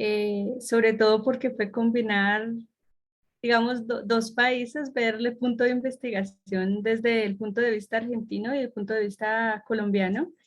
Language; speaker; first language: Spanish; native; Spanish